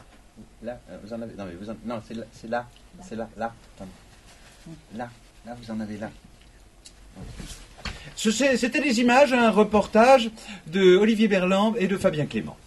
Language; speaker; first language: French; native; French